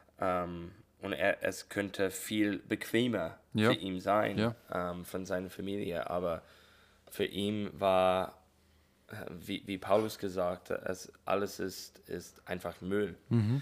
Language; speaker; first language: German; non-native, learner; English